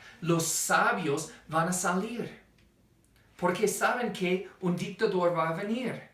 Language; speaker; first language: Spanish; non-native, fluent; English